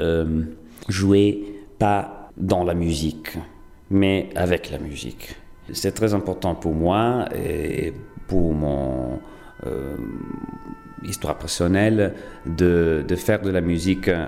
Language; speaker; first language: French; non-native, fluent; Italian